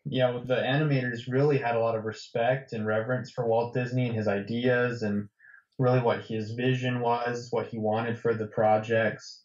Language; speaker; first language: English; native; English